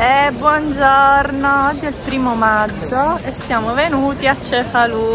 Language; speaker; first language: Italian; native; Italian